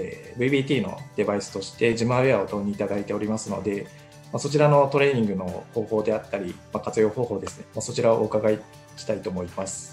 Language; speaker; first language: Japanese; native; Japanese